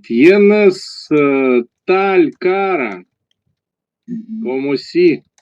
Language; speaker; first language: Spanish; non-native, learner; Russian